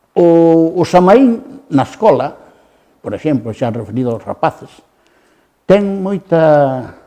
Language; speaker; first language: Galician; native; Galician